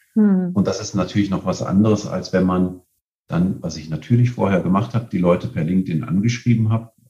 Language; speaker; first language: German; native; German